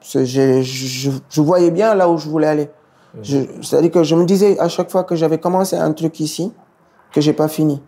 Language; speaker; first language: French; non-native, local second language; Wolof